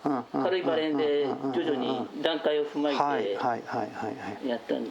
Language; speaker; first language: Japanese; native; Japanese